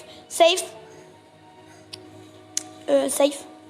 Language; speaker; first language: French; native; French